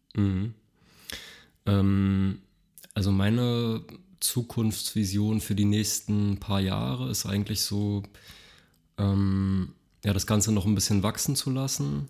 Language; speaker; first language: German; native; German